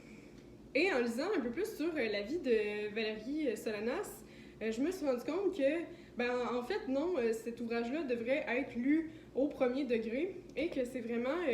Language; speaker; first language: French; native; French